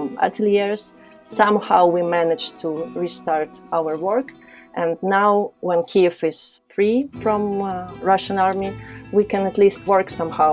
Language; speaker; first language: English; non-native, fluent; Ukrainian